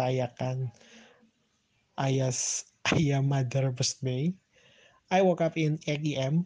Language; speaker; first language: English; non-native, learner; Indonesian